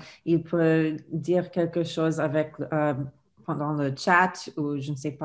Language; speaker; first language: French; non-native, fluent; English